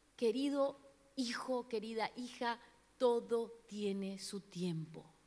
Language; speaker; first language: Spanish; non-native, local second language; Portuguese